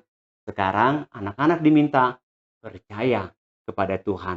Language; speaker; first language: Indonesian; native; Indonesian